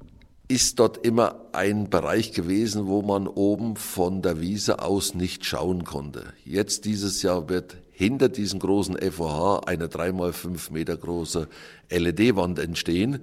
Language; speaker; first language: German; native; German